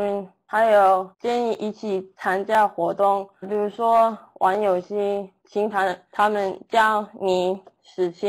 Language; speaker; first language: Chinese; non-native, learner; English